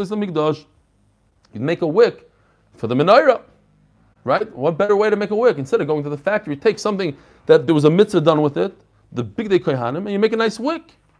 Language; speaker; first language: English; native; English